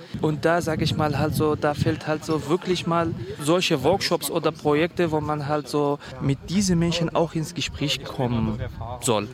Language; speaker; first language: German; non-native, fluent; Kurdish